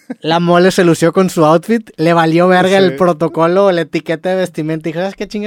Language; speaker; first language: Spanish; native; Spanish